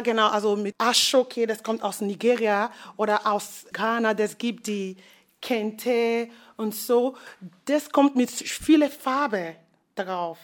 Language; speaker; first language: German; non-native, learner; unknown